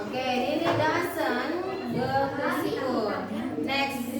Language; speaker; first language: English; non-native, learner; Indonesian